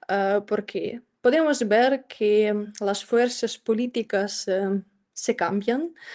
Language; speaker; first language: Spanish; non-native, fluent; Ukrainian